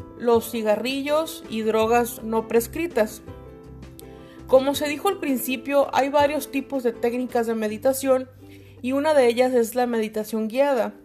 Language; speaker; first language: Spanish; native; Spanish